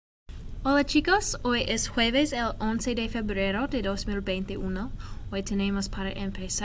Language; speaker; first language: Spanish; non-native, fluent; English